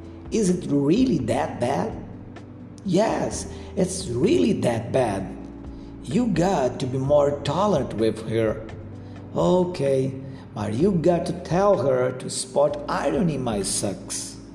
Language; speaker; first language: English; non-native, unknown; Portuguese